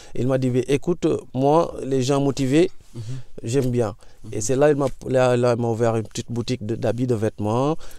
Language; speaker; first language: French; non-native, local second language; Wolof